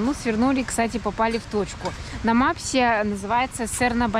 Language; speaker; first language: Russian; native; Russian